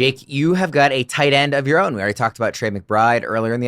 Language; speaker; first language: English; native; English